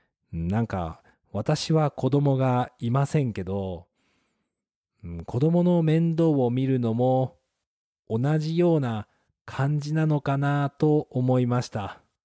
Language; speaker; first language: Japanese; native; Japanese